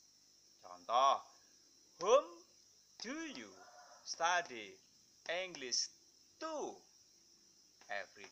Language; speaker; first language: English; non-native, fluent; Indonesian